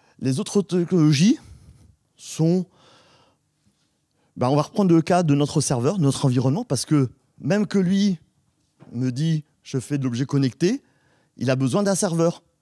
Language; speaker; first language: French; native; French